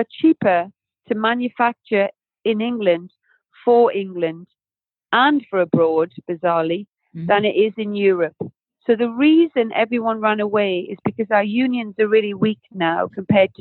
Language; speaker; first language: English; native; English